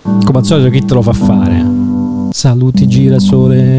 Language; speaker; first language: Italian; native; Italian